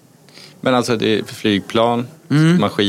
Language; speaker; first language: Swedish; native; Swedish